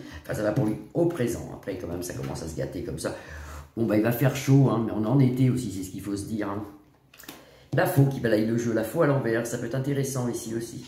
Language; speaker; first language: French; native; French